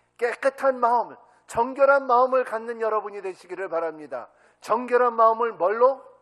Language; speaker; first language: Korean; native; Korean